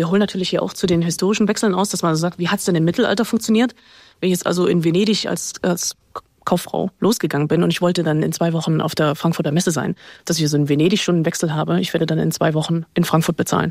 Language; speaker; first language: German; native; German